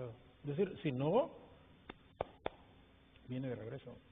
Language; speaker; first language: Spanish; native; Spanish